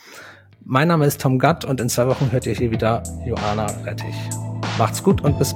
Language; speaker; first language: German; native; German